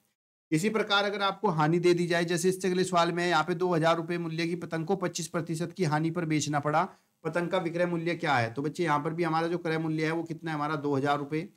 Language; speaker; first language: Hindi; native; Hindi